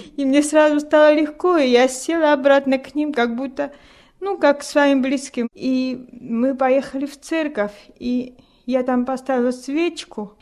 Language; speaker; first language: Russian; native; Russian